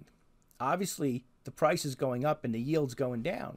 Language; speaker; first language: English; native; English